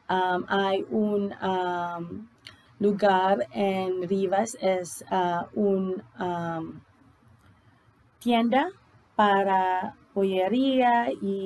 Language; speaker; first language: Spanish; non-native, learner; English